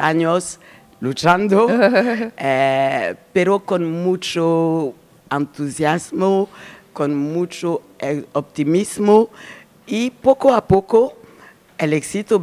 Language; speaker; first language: Spanish; non-native, learner; French